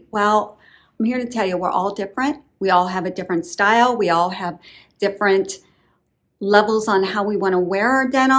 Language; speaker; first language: English; native; English